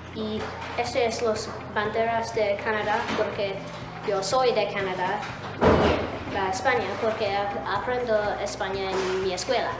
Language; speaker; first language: Spanish; non-native, learner; English